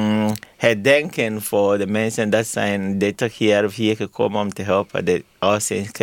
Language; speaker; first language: Dutch; non-native, learner; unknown